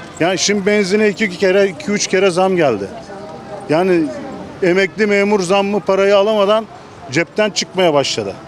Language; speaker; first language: Turkish; native; Turkish